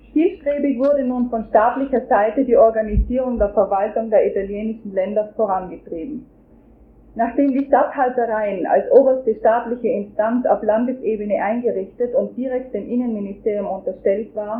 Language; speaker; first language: German; native; German